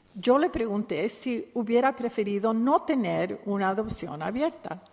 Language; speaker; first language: Spanish; non-native, fluent; English